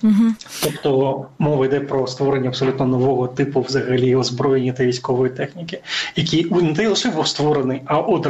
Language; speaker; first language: Ukrainian; native; Ukrainian